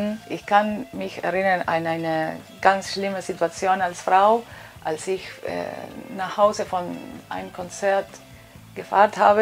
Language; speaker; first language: German; non-native, fluent; Spanish